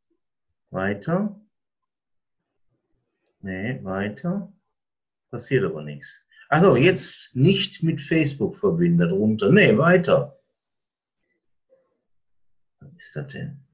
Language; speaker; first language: German; native; German